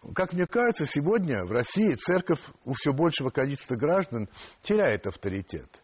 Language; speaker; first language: Russian; non-native, fluent; French